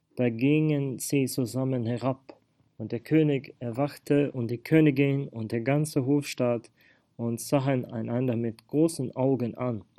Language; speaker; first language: German; non-native, fluent; Swedish